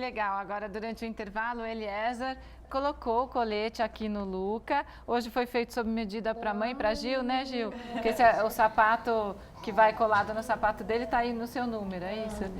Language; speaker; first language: Portuguese; native; Portuguese